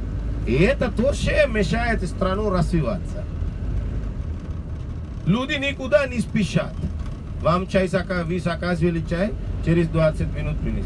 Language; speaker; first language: Russian; non-native, learner; Sinhala